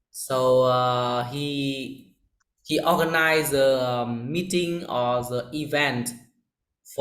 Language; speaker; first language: English; non-native, learner; Vietnamese